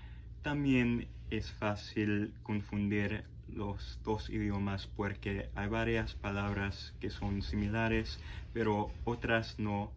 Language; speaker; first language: Spanish; non-native, fluent; English